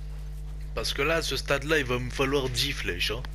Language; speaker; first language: French; native; French